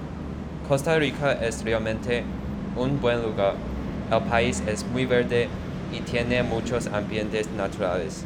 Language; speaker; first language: Spanish; non-native, learner; Chinese